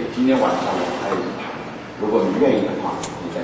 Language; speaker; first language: Chinese; native; Chinese